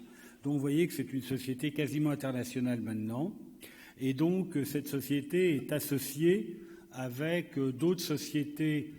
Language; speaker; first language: French; native; French